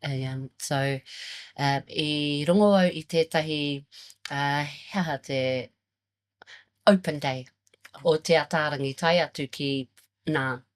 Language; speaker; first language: Māori; non-native, learner; English